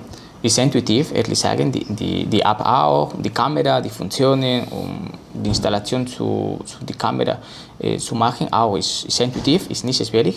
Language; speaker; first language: German; non-native, learner; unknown